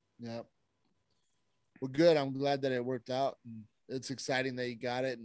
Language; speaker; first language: English; native; English